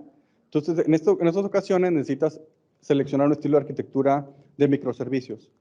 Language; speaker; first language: Spanish; native; Spanish